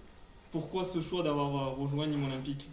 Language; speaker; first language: French; native; French